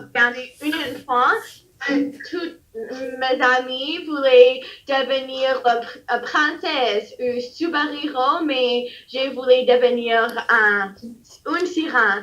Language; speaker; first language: French; non-native, learner; English